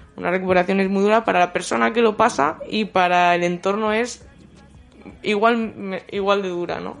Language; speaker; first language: Spanish; native; Spanish